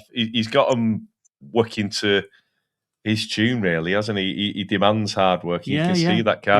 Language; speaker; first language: English; native; English